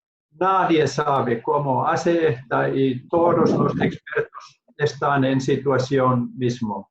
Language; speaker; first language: Spanish; non-native, learner; Finnish